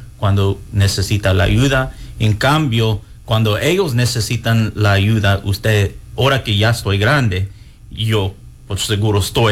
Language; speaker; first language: Spanish; early bilingual, heritage; Spanish